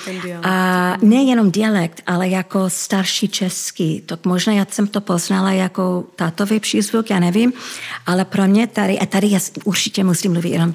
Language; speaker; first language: Czech; early bilingual, heritage; Czech